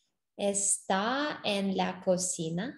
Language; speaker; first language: Spanish; non-native, learner; English